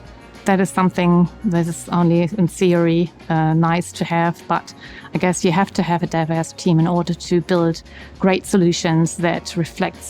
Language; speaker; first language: English; non-native, fluent; German